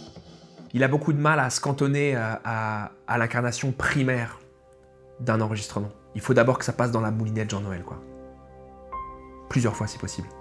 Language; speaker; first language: French; native; French